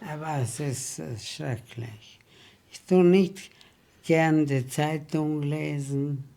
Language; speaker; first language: German; early bilingual, heritage; German